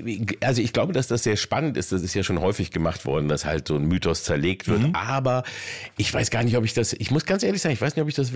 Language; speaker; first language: German; native; German